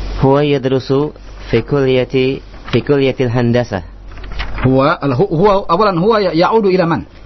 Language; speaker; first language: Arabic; non-native, fluent; Indonesian